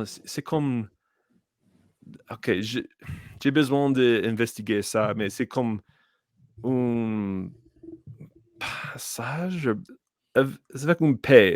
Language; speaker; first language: French; non-native, learner; English